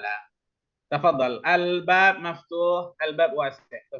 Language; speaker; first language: Arabic; non-native, fluent; Indonesian